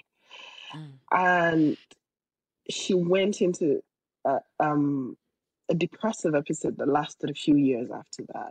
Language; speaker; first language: English; non-native, local second language; Yoruba